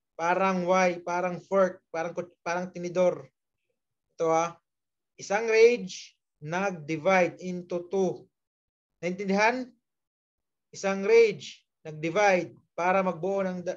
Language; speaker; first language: Filipino; non-native, local second language; Surigaonon